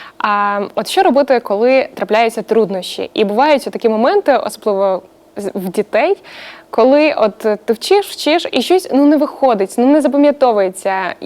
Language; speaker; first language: Ukrainian; native; Ukrainian